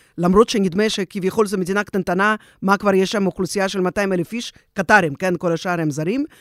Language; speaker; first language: Hebrew; non-native, fluent; Russian